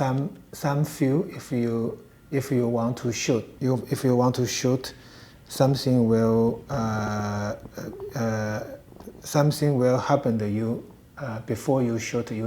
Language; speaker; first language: English; non-native, learner; Chinese